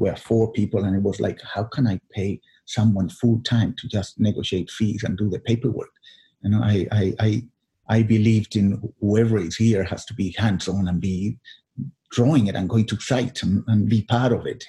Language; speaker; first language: English; non-native, fluent; Spanish